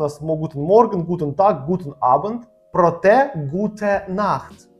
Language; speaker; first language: German; non-native, fluent; Ukrainian